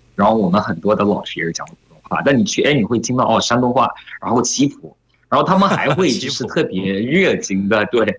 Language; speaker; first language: Chinese; non-native, fluent; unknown